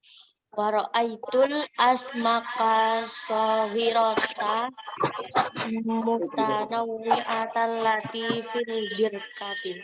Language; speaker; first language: Arabic; non-native, learner; Indonesian